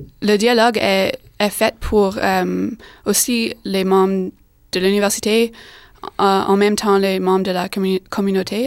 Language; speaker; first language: French; non-native, fluent; English